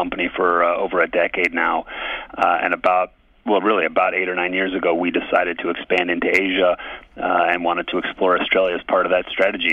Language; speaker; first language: English; native; English